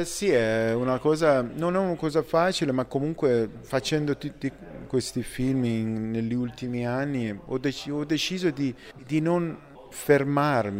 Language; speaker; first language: Italian; non-native, fluent; Persian